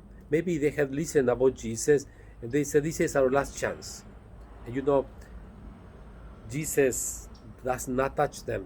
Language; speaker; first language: English; non-native, fluent; Spanish